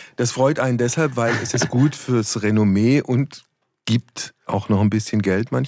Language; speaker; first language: German; native; German